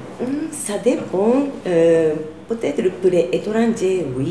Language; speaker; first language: French; non-native, learner; Japanese